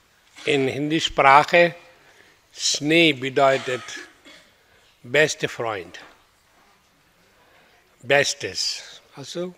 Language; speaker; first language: German; non-native, learner; Hindi